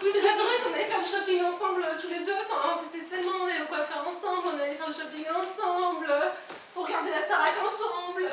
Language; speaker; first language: French; native; French